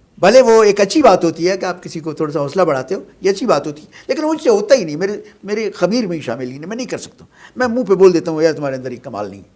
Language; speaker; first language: Urdu; non-native, local second language; Sindhi